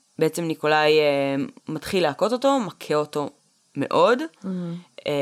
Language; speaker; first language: Hebrew; early bilingual, other home language; Russian